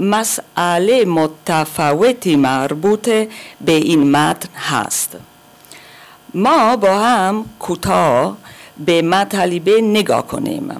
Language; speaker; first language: Persian; non-native, learner; German